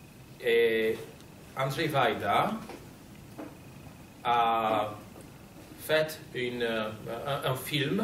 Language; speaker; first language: French; non-native, fluent; Polish